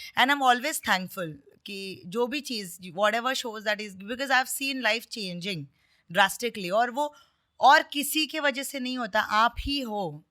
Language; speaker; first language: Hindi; non-native, local second language; Marathi